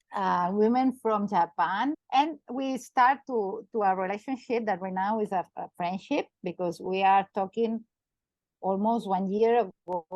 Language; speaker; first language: English; non-native, learner; Catalan